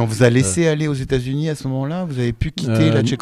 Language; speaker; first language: French; native; French